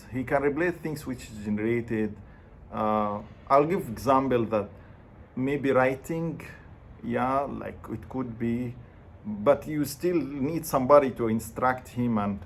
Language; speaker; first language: English; non-native, fluent; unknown